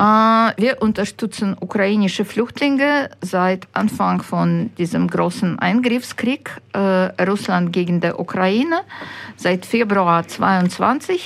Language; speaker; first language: German; non-native, fluent; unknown